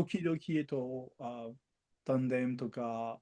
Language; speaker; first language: Japanese; non-native, learner; Spanish